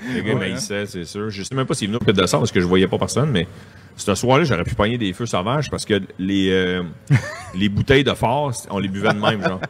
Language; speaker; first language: French; native; French